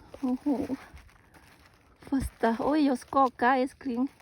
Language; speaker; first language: Swedish; non-native, learner; Thai